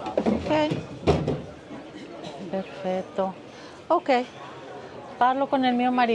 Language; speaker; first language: Italian; non-native, learner; English